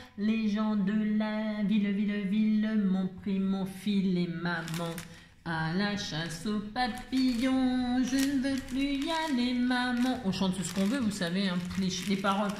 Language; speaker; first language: French; native; French